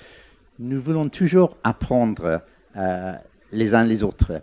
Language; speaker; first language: French; non-native, fluent; English